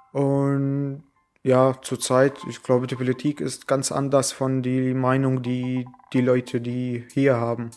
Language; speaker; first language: German; non-native, fluent; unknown